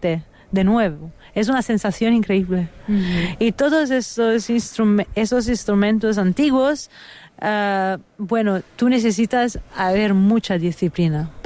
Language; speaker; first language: Spanish; non-native, fluent; Italian